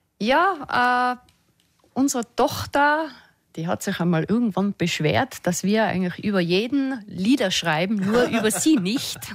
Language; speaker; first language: German; native; German